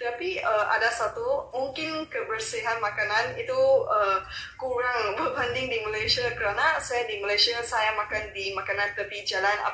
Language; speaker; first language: Indonesian; non-native, local second language; Malay